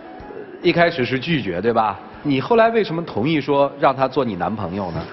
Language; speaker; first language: Chinese; native; Chinese